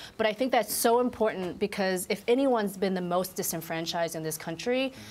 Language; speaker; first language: English; native; English